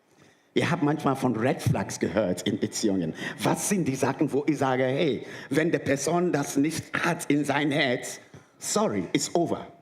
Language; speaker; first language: German; non-native, fluent; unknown